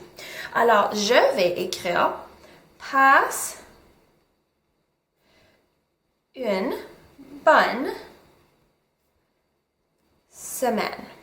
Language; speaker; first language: French; non-native, local second language; English